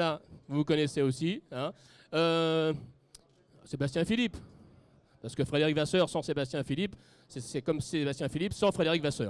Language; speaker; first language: French; native; French